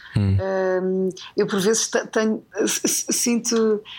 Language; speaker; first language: Portuguese; native; Portuguese